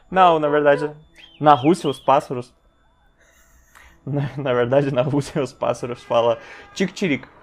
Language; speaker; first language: Portuguese; non-native, fluent; Russian